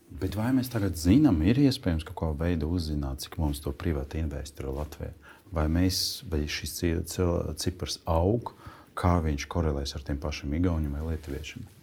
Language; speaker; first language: Latvian; non-native, local second language; Russian